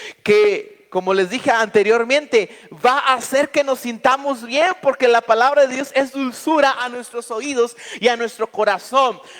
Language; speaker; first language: Spanish; native; Spanish